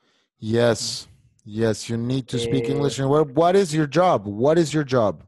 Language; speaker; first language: English; non-native, fluent; Spanish